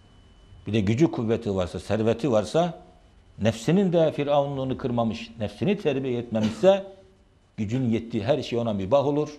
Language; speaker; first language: Turkish; native; Turkish